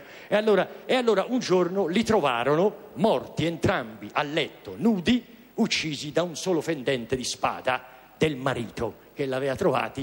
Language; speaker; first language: Italian; native; Italian